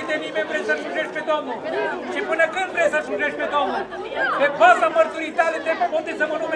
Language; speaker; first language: Romanian; native; Romanian